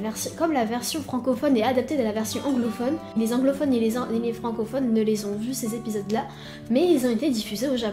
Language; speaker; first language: French; native; French